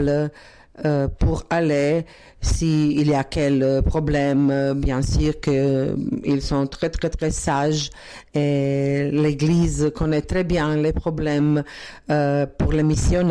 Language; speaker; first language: French; non-native, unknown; Croatian